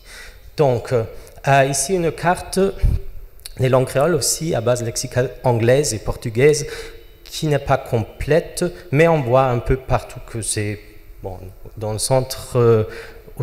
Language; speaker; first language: French; non-native, fluent; German